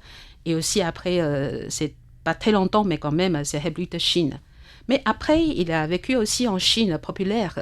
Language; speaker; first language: French; non-native, fluent; Chinese